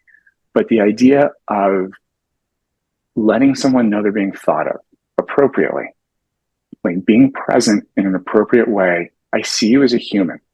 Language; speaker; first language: English; native; English